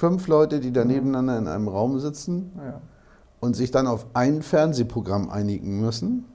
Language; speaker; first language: German; native; German